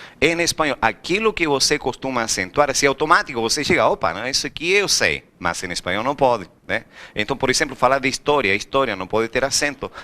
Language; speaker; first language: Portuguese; non-native, fluent; Spanish